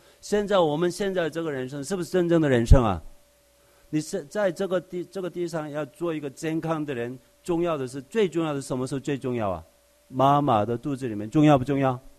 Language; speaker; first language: Chinese; non-native, fluent; Korean